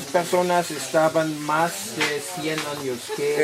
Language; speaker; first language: Spanish; non-native, learner; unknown